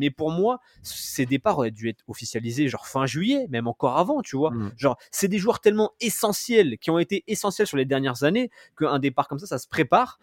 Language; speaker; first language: French; native; French